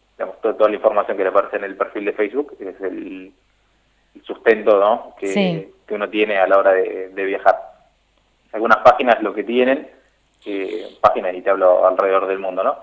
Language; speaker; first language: Spanish; native; Spanish